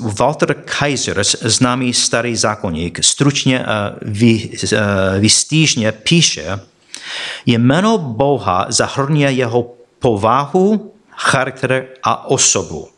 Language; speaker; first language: Czech; non-native, fluent; English